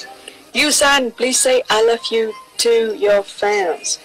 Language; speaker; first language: English; non-native, learner; Vietnamese